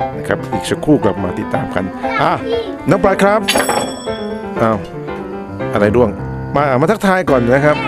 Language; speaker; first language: Thai; native; Thai